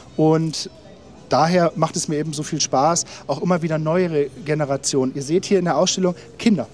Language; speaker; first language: German; native; German